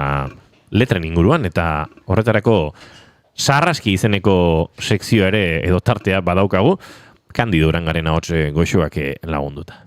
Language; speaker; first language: Basque; native; Basque